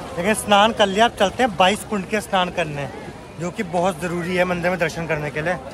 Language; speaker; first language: Hindi; native; Hindi